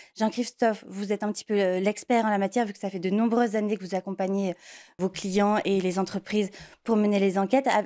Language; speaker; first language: French; native; French